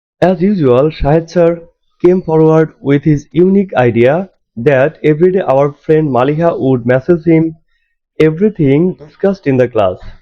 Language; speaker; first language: English; non-native, local second language; Bangla